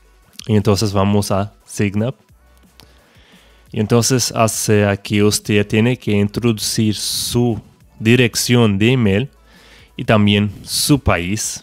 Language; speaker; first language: Spanish; non-native, fluent; Portuguese